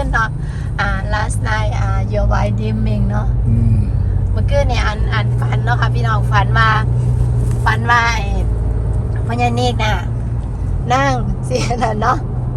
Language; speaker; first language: Thai; native; Thai